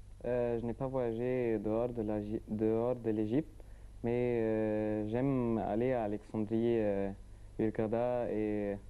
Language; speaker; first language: French; non-native, learner; Arabic